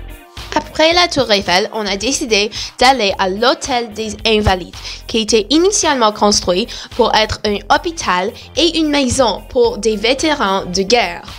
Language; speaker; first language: French; non-native, learner; English